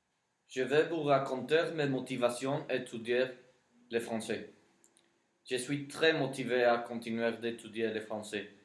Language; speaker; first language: French; non-native, learner; Spanish